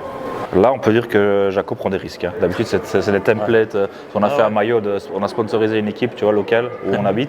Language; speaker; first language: French; native; French